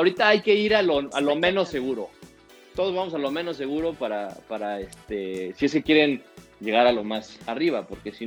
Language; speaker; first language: Spanish; native; Spanish